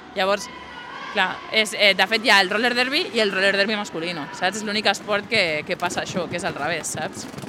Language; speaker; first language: Catalan; non-native, local second language; Spanish